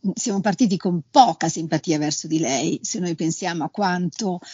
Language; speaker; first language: Italian; native; Italian